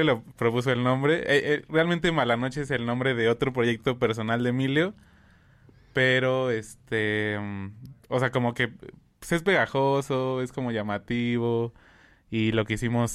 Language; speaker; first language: Spanish; native; Spanish